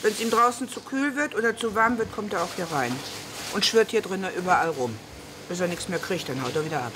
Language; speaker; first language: German; native; German